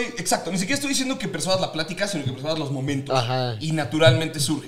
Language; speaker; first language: Spanish; native; Spanish